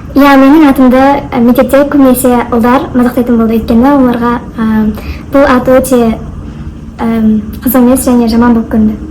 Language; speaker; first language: Kazakh; non-native, local second language; Russian